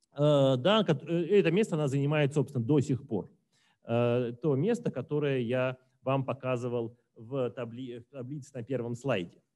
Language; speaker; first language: Russian; native; Russian